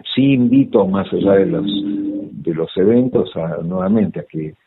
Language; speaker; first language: Spanish; native; Spanish